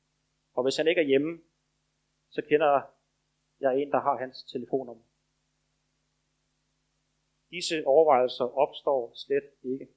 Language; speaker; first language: Danish; native; Danish